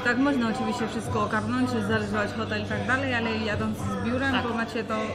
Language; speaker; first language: Polish; non-native, fluent; Georgian